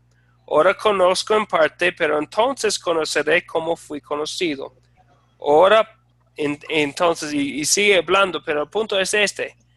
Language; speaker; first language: Spanish; non-native, fluent; English